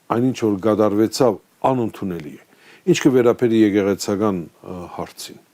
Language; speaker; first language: Armenian; early bilingual, heritage; Armenian